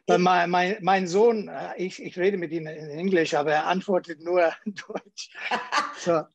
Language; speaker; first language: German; non-native, learner; English